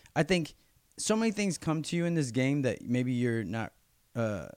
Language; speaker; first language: English; native; English